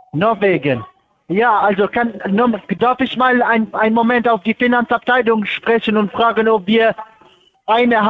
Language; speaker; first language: German; non-native, fluent; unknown